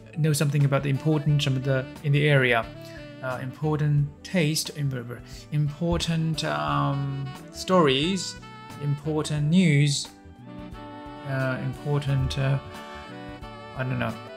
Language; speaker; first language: English; non-native, fluent; Chinese